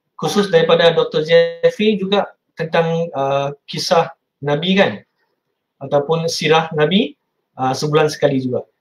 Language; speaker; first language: Malay; non-native, local second language; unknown